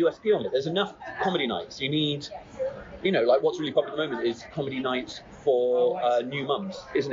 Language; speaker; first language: English; native; English